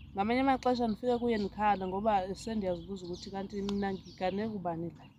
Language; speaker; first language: Zulu; non-native, local second language; Xhosa